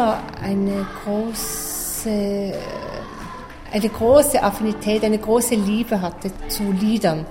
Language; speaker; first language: German; native; German